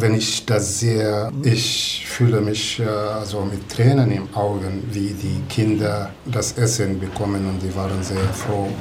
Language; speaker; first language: German; non-native, learner; Arabic